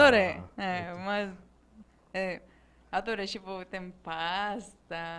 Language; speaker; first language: Portuguese; non-native, fluent; Spanish